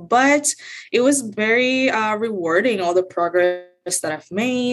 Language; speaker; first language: English; non-native, fluent; Spanish